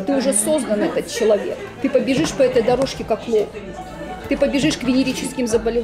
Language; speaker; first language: Russian; native; Russian